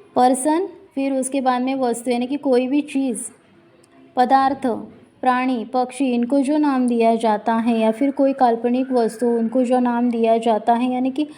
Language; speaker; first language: Hindi; non-native, local second language; Marathi